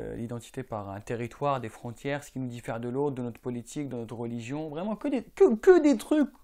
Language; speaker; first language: French; non-native, local second language; Arabic